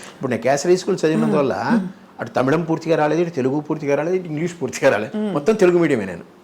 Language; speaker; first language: Telugu; native; Telugu